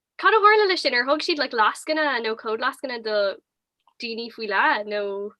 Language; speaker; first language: Irish; non-native, local second language; English